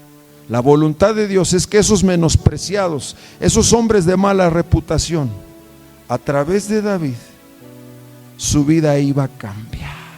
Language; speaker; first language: Spanish; native; Spanish